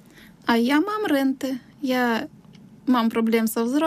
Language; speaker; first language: Polish; non-native, learner; Russian